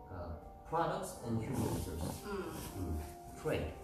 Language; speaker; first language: English; non-native, learner; Korean